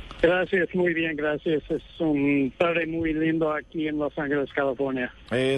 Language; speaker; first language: Spanish; non-native, fluent; English